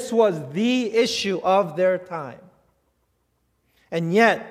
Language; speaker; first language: English; native; English